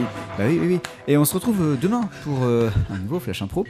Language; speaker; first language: French; native; French